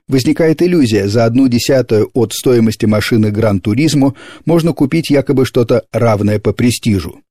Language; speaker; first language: Russian; native; Russian